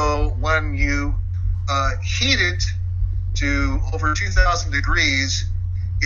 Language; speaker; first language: English; native; English